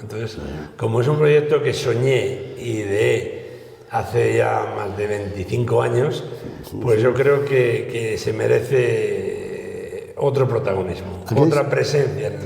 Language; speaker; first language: Spanish; native; Spanish